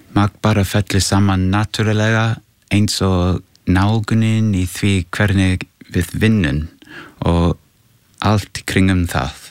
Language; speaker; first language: Icelandic; non-native, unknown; English